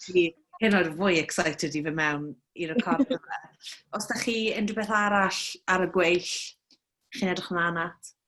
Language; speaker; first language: Welsh; native; Welsh